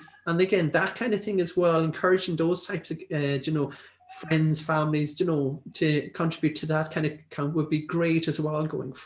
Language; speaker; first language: English; native; English